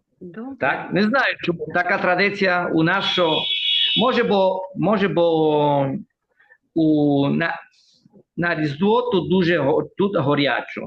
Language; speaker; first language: Ukrainian; early bilingual, heritage; Ukrainian